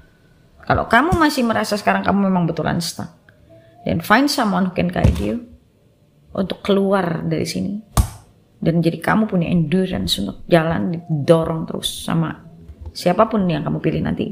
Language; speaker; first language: Indonesian; native; Indonesian